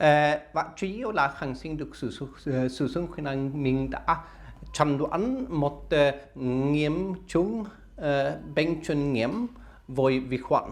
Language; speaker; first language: Vietnamese; non-native, learner; Swedish